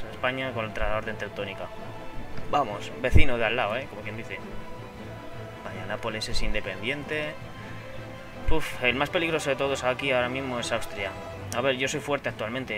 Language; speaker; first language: Spanish; native; Spanish